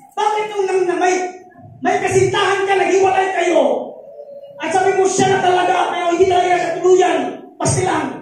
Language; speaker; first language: Filipino; non-native, local second language; Cebuano